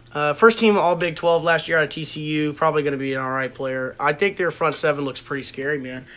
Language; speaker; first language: English; native; English